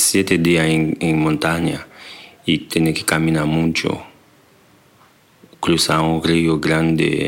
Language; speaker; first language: Spanish; non-native, learner; Haitian Creole